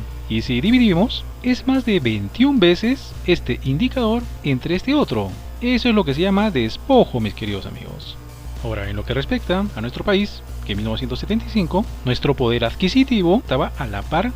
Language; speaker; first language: Spanish; native; Spanish